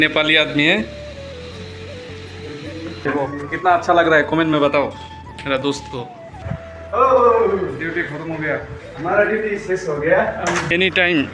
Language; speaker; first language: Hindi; non-native, learner; Bangla